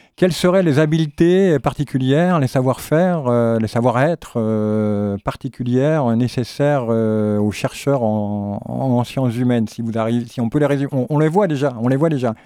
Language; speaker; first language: French; native; French